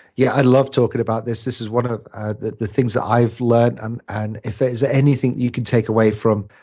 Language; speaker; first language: English; native; English